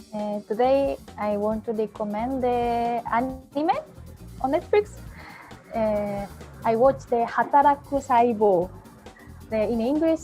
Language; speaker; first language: English; non-native, fluent; Japanese